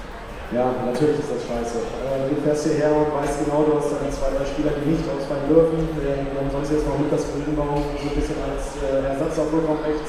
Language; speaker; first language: German; native; German